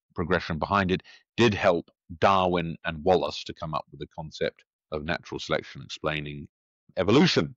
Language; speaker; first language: English; native; English